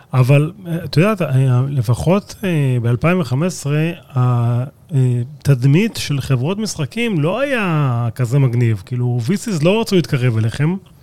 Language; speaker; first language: Hebrew; native; Hebrew